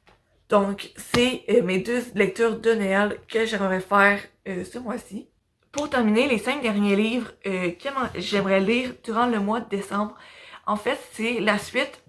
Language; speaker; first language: French; native; French